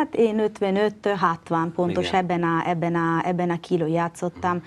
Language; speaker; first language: Hungarian; non-native, learner; Italian